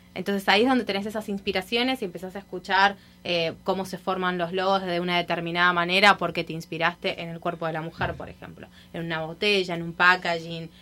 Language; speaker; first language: Spanish; native; Spanish